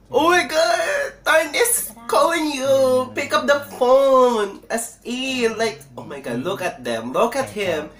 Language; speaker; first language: English; non-native, local second language; Filipino